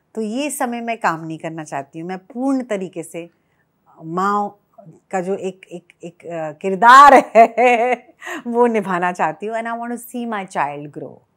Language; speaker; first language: Hindi; native; Hindi